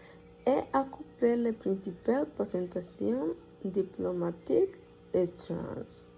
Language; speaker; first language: French; non-native, learner; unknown